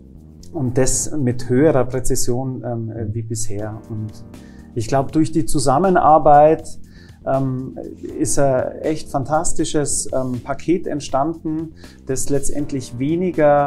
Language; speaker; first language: German; native; German